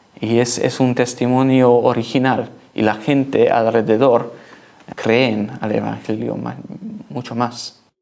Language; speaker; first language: Spanish; non-native, learner; Hungarian